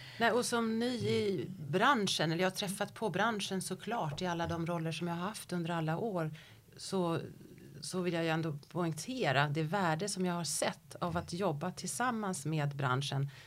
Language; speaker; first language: Swedish; native; Swedish